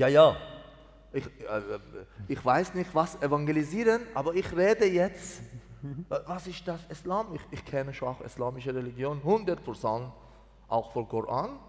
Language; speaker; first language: German; non-native, learner; Persian